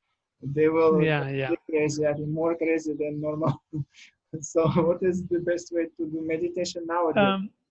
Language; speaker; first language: English; non-native, learner; Russian